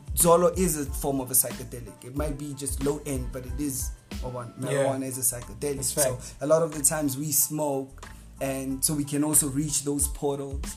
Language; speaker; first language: English; non-native, local second language; Northern Sotho